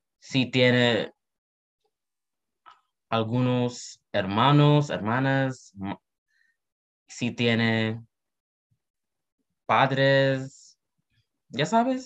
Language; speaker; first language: Spanish; non-native, learner; English